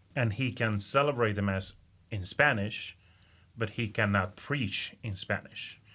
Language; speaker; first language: English; non-native, fluent; Spanish